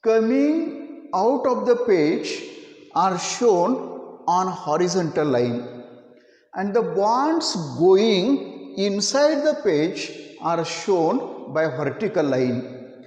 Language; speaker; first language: English; non-native, local second language; Marathi